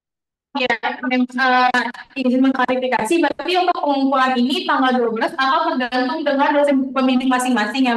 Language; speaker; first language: Indonesian; native; Indonesian